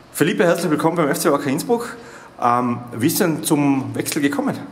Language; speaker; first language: German; native; German